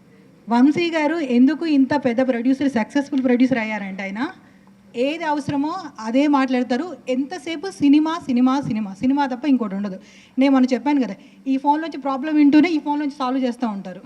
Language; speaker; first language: Telugu; native; Telugu